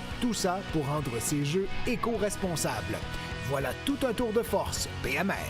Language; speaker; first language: French; native; French